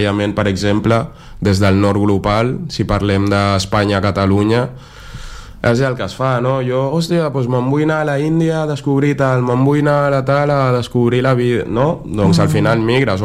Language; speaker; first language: Catalan; native; Catalan